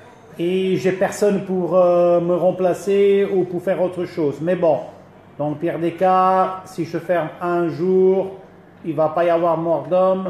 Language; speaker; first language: French; early bilingual, other home language; Italian